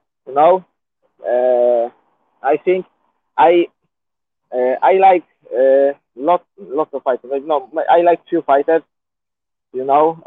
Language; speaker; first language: English; non-native, learner; Polish